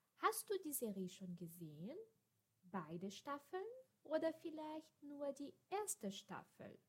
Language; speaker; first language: German; non-native, fluent; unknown